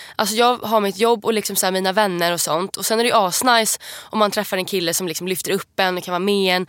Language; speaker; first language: Swedish; native; Swedish